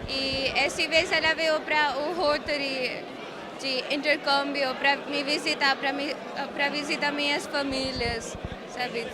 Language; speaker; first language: Portuguese; non-native, learner; Marathi